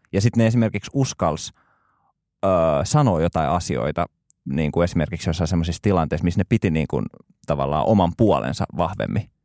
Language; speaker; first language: Finnish; early bilingual, other home language; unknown